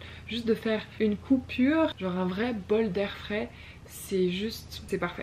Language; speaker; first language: French; native; French